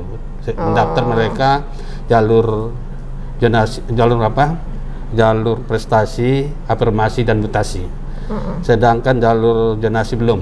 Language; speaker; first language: Indonesian; native; Indonesian